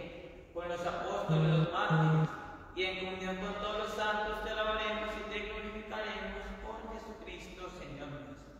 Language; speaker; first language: Spanish; native; Spanish